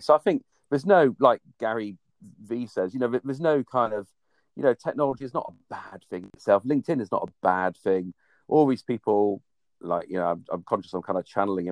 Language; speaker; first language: English; native; English